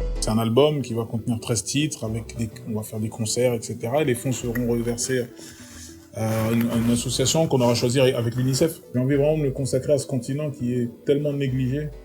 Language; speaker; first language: French; early bilingual, other home language; Lingala